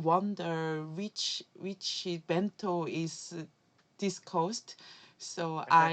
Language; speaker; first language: English; non-native, learner; Korean